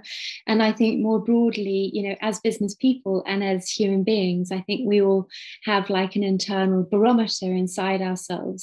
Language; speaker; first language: English; native; English